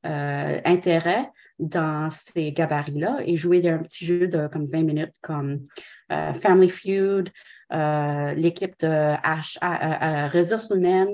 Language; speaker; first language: French; non-native, local second language; English